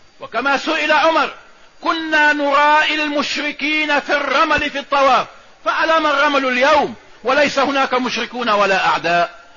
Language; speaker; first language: Arabic; native; Arabic